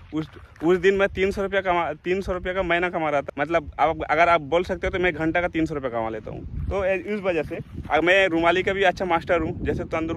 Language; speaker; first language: Hindi; non-native, local second language; Bangla